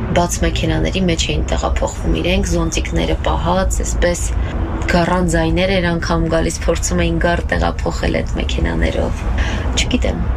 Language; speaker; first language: Armenian; native; Armenian